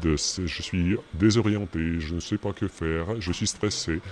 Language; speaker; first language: French; non-native, fluent; Russian